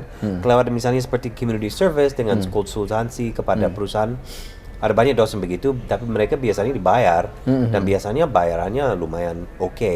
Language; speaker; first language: Indonesian; non-native, fluent; English